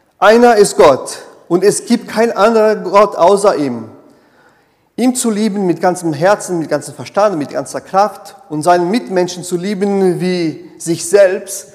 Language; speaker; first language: German; non-native, fluent; Portuguese